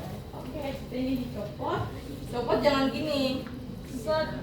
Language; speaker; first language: Indonesian; native; Indonesian